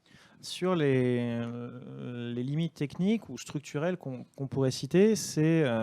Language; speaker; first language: French; native; French